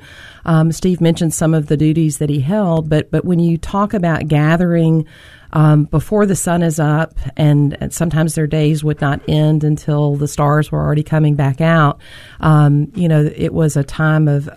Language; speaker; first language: English; native; English